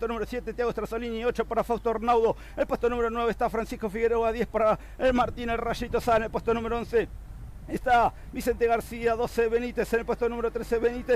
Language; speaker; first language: Spanish; native; Spanish